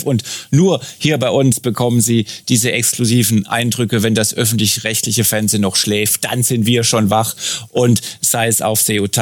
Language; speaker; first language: German; native; German